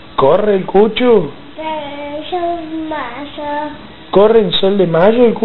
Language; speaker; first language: Spanish; native; Spanish